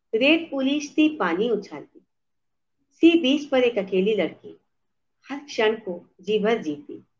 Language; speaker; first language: Hindi; native; Hindi